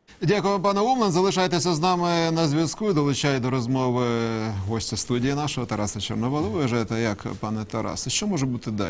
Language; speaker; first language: Ukrainian; native; Ukrainian